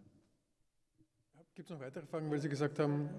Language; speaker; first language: German; native; German